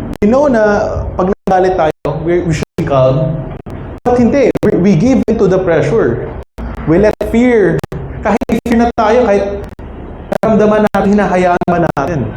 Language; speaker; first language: Filipino; native; Filipino